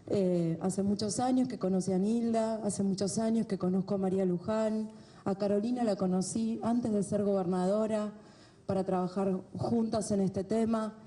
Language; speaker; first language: Spanish; native; Spanish